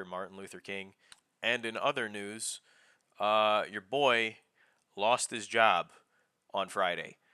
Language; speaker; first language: English; native; English